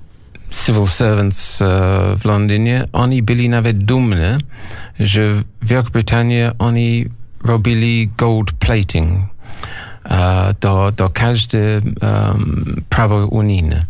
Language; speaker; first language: Polish; non-native, learner; English